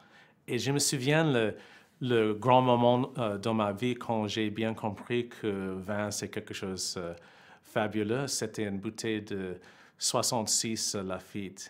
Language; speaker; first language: French; non-native, fluent; English